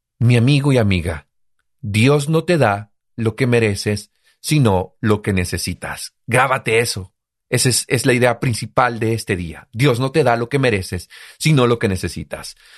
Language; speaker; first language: Spanish; native; Spanish